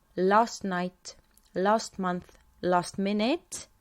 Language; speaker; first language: English; non-native, fluent; Estonian